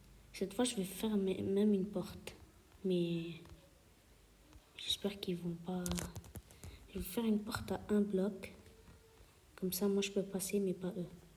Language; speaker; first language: French; native; French